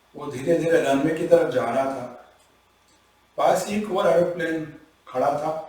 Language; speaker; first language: Hindi; non-native, local second language; Punjabi